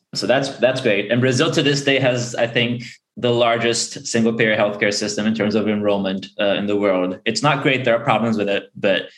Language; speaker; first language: English; early bilingual, other home language; Portuguese